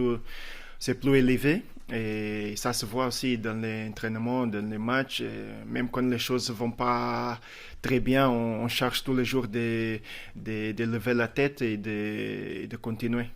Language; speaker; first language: French; non-native, fluent; Portuguese